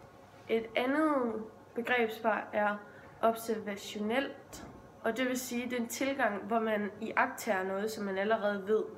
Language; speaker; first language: Danish; native; Danish